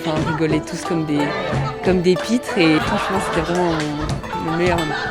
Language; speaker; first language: French; native; French